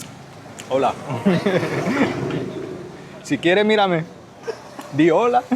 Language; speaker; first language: Spanish; non-native, learner; English